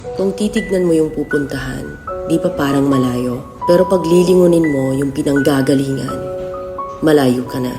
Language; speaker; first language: Filipino; native; Filipino